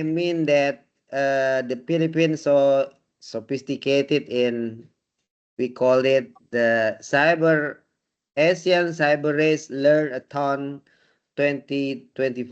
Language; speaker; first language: English; non-native, learner; Indonesian